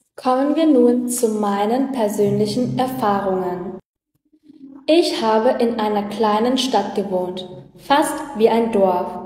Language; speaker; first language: German; non-native, learner; Vietnamese